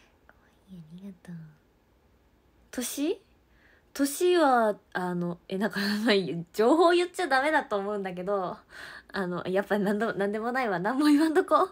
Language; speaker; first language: Japanese; native; Japanese